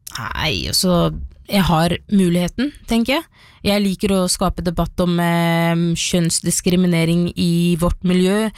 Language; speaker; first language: Norwegian; early bilingual, other home language; Somali